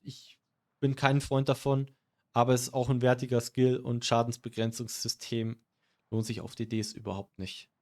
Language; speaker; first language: German; native; German